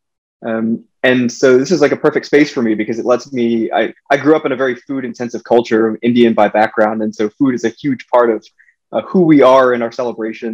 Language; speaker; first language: English; native; English